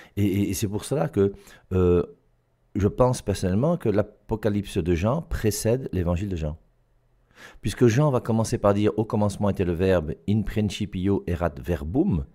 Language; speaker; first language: French; native; French